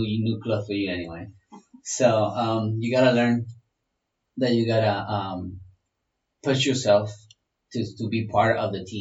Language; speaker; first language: English; non-native, fluent; Spanish